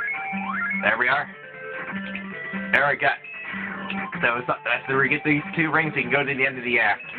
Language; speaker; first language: English; native; English